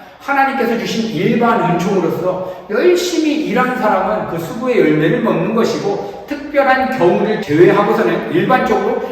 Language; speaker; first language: Korean; native; Korean